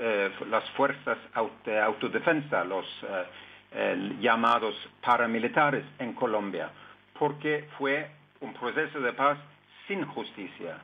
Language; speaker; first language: Spanish; non-native, fluent; Norwegian